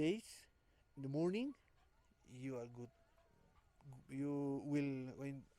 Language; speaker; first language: English; non-native, learner; Spanish